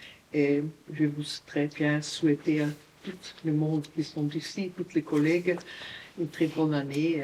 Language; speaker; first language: French; non-native, learner; German